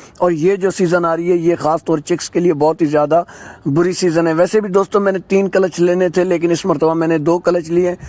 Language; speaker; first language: Urdu; non-native, local second language; Sindhi